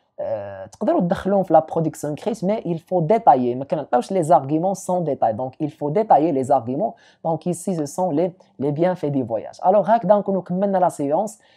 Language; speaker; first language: French; non-native, local second language; Arabic